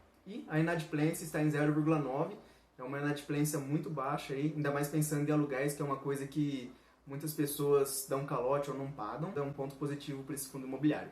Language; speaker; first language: Portuguese; native; Portuguese